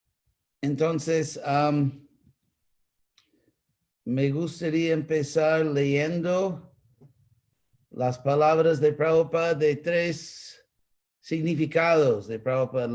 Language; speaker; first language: Spanish; non-native, fluent; English